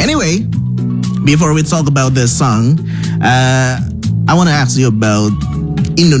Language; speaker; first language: English; non-native, learner; Indonesian